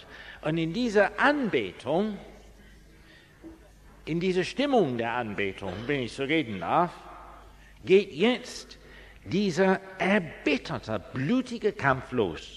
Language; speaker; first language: German; non-native, fluent; English